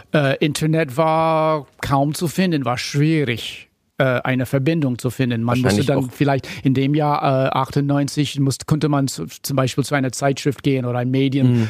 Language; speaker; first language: German; non-native, fluent; English